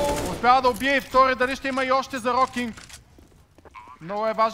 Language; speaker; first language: Bulgarian; native; Bulgarian